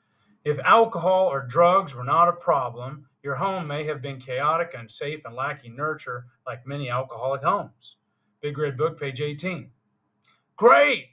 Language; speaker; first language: English; native; English